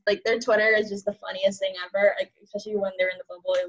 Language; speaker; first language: English; early bilingual, other home language; Cantonese